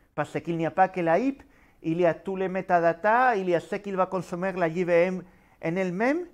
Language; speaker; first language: French; non-native, fluent; Spanish